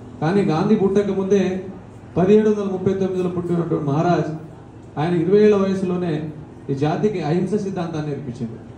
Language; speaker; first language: Telugu; non-native, local second language; Lambadi